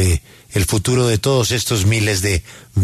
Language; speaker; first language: Spanish; native; Spanish